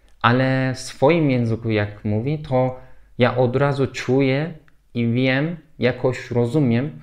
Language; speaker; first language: Polish; non-native, learner; Turkish